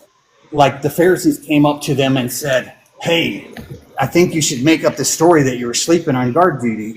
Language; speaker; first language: English; native; English